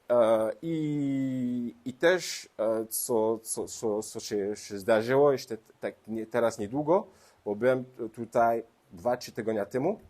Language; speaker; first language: Polish; non-native, learner; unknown